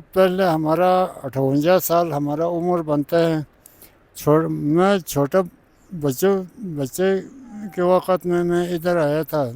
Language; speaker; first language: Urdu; non-native, local second language; Balti